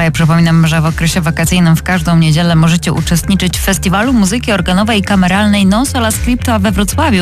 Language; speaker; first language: Polish; native; Polish